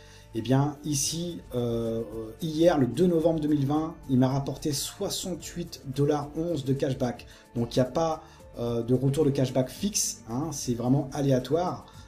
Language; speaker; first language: French; native; French